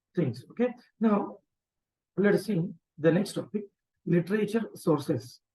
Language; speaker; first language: English; non-native, local second language; Telugu